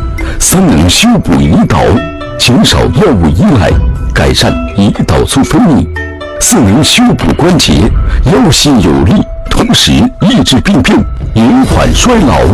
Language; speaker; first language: Chinese; native; Chinese